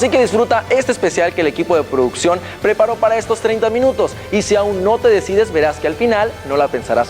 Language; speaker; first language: Spanish; native; Spanish